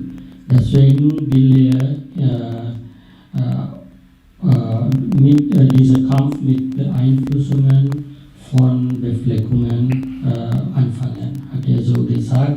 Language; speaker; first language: German; non-native, fluent; Sinhala